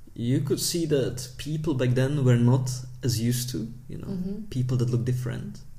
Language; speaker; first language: English; early bilingual, heritage; Czech